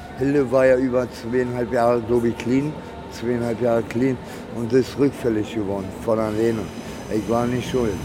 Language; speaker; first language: German; early bilingual, other home language; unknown